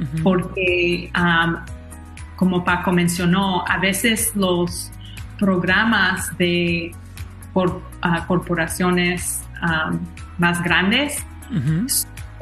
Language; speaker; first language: Spanish; early bilingual, heritage; Spanish